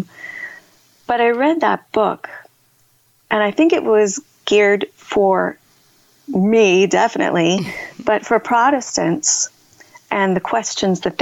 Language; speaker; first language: English; native; English